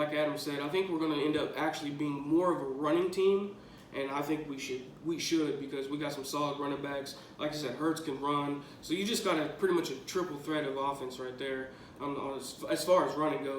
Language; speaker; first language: English; native; English